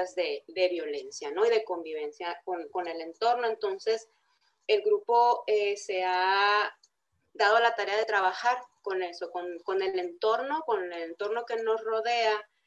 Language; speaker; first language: Spanish; native; Spanish